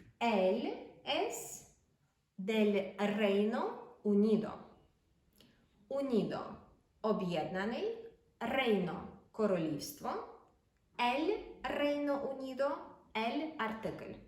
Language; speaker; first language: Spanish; non-native, fluent; Ukrainian